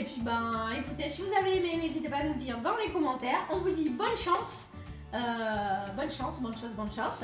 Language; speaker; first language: French; native; French